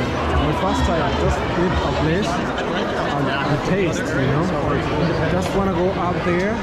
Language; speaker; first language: English; non-native, local second language; Swahili